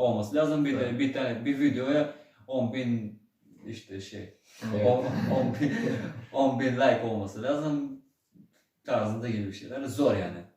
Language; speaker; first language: Turkish; early bilingual, heritage; Turkish